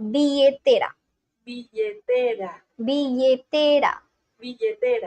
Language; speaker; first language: Spanish; non-native, learner; Bangla